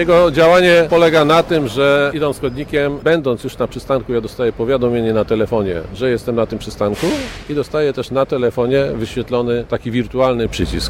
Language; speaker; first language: Polish; native; Polish